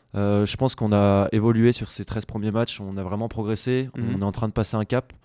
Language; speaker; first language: French; native; French